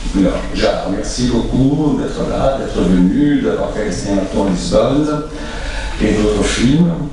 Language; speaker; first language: French; non-native, fluent; Portuguese